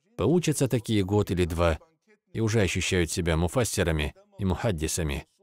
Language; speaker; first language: Russian; non-native, local second language; Avaric